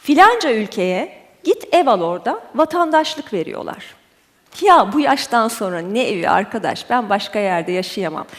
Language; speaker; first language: Turkish; native; Turkish